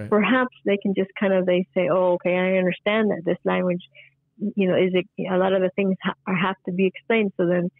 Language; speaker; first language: English; early bilingual, other home language; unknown